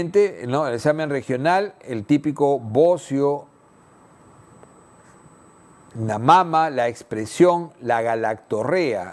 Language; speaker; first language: Spanish; native; Spanish